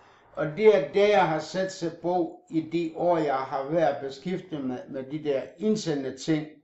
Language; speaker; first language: Danish; non-native, fluent; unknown